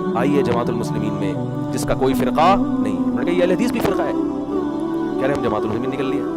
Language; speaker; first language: Urdu; native; Urdu